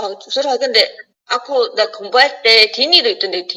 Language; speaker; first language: Korean; non-native, learner; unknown